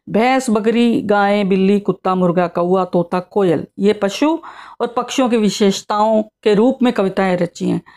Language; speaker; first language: Hindi; native; Hindi